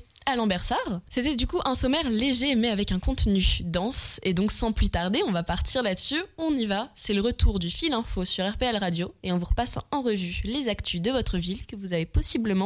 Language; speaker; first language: French; native; French